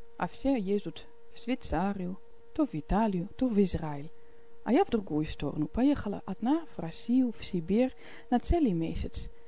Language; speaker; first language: Russian; non-native, fluent; Dutch